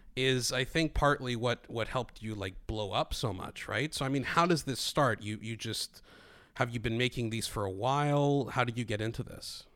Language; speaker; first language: English; non-native, fluent; Greek